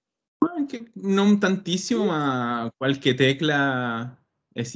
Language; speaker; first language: Spanish; non-native, fluent; Italian